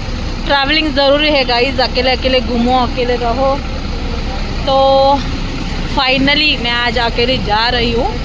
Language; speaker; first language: Hindi; non-native, local second language; Marathi